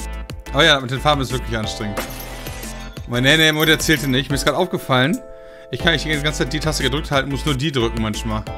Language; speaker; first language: German; native; German